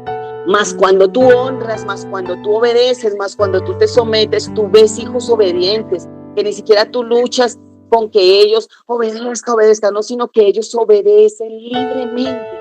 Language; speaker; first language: Spanish; native; Spanish